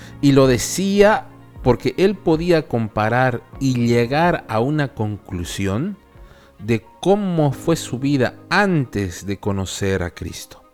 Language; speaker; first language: Spanish; native; Spanish